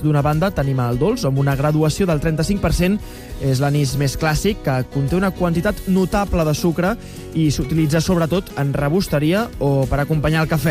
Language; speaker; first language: Catalan; native; Catalan